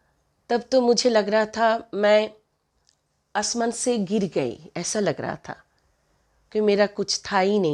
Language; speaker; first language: Hindi; non-native, local second language; Bangla